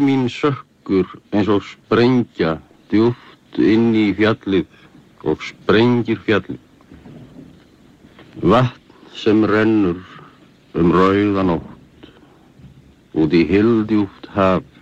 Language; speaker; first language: Icelandic; native; Icelandic